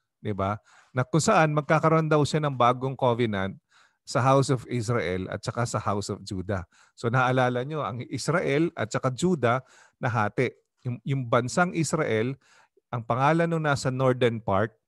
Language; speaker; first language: Filipino; native; Filipino